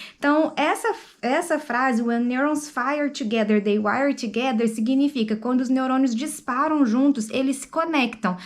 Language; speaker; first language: Portuguese; native; Portuguese